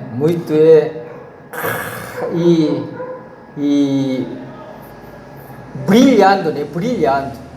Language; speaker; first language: Portuguese; non-native, learner; Korean